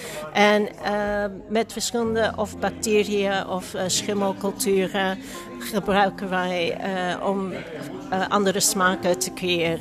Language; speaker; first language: Dutch; non-native, fluent; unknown